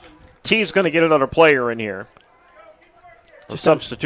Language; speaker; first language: English; native; English